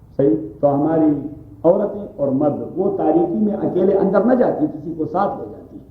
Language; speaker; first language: Urdu; non-native, local second language; Pashto